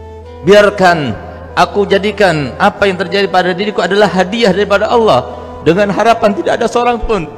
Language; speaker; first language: Indonesian; native; Indonesian